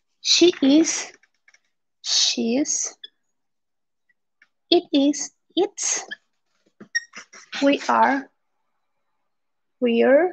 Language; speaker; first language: English; non-native, fluent; Spanish